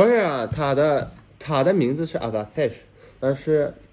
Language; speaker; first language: Chinese; non-native, learner; Turkmen